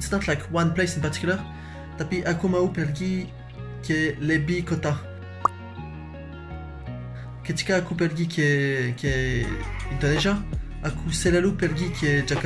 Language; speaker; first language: Indonesian; non-native, learner; French